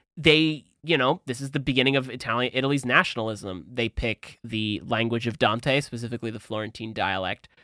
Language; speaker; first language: English; early bilingual, other home language; Italian